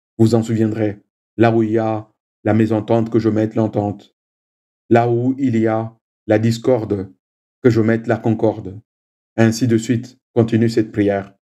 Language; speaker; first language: French; non-native, local second language; Swahili